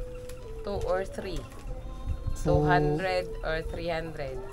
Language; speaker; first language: English; non-native, local second language; Cebuano